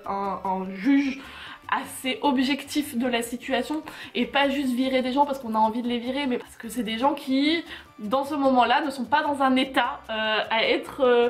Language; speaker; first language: French; native; French